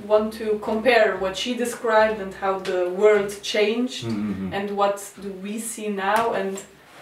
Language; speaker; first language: English; non-native, learner; Slovenian